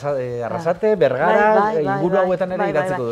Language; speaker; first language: Basque; native; Basque